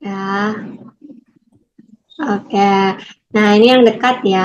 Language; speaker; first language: Indonesian; native; Indonesian